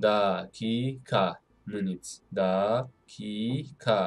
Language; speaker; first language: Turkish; non-native, fluent; Indonesian